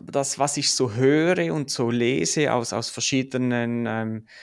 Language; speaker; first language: German; native; German